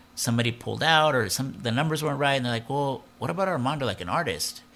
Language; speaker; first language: English; early bilingual, other home language; Spanish